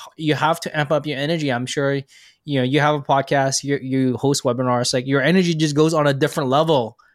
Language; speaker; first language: English; non-native, local second language; Filipino